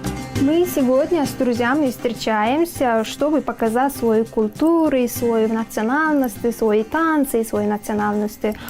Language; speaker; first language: Russian; non-native, learner; Turkmen